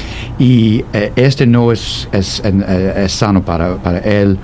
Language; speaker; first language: Spanish; non-native, fluent; English